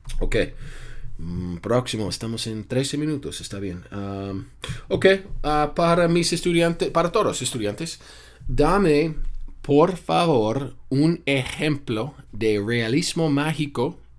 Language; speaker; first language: Spanish; non-native, fluent; English